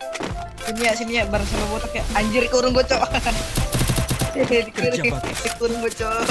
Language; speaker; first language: Indonesian; native; Indonesian